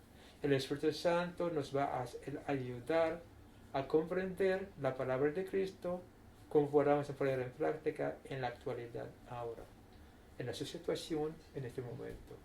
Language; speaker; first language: Spanish; non-native, fluent; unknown